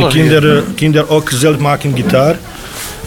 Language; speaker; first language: Dutch; non-native, learner; Bosnian